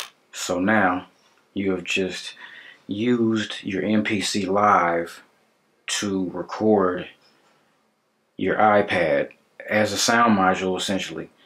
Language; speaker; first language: English; native; English